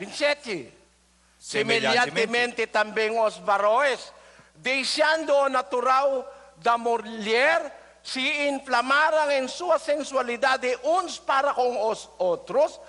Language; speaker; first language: Portuguese; non-native, learner; Filipino